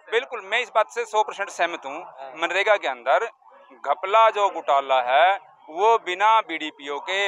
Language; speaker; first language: Hindi; native; Hindi